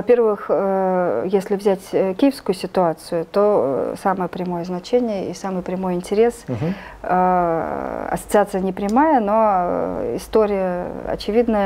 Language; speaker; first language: Russian; native; Russian